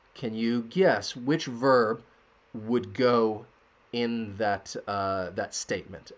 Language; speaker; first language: English; native; English